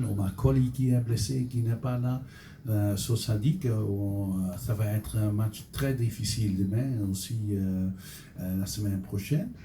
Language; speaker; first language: French; non-native, local second language; Dutch